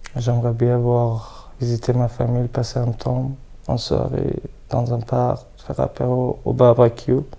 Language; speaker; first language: French; non-native, learner; Persian